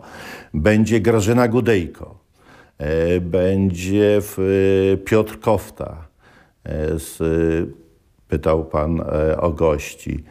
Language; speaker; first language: Polish; native; Polish